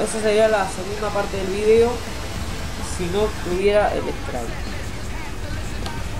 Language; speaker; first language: Spanish; native; Spanish